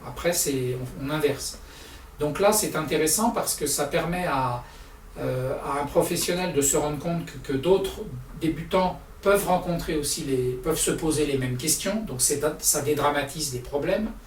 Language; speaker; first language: French; native; French